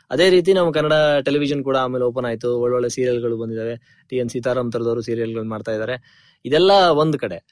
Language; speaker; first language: Kannada; native; Kannada